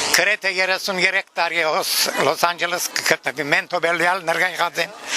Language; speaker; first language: Armenian; early bilingual, heritage; Armenian